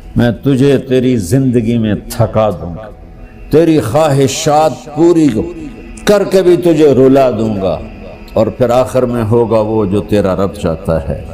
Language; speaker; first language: Urdu; non-native, local second language; Punjabi